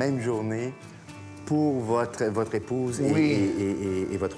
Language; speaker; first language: French; native; French